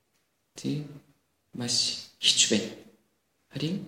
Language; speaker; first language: Mongolian; non-native, fluent; Korean